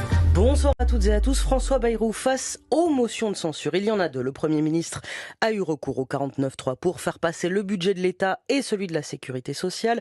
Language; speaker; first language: French; native; French